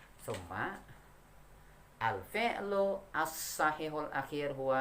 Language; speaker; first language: Arabic; non-native, fluent; Indonesian